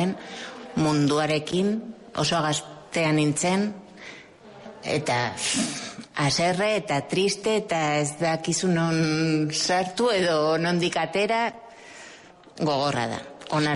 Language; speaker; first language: Basque; non-native, local second language; Spanish